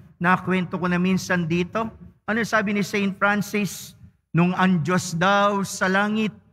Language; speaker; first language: Filipino; native; Filipino